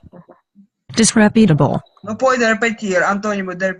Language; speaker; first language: Spanish; non-native, learner; Russian